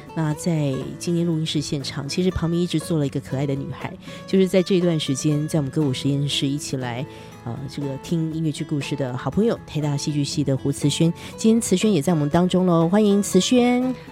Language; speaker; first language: Chinese; non-native, fluent; Korean